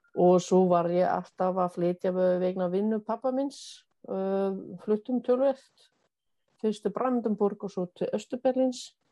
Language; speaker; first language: Icelandic; non-native, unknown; German